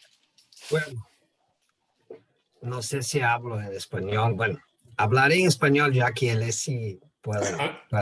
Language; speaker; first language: Spanish; non-native, fluent; Portuguese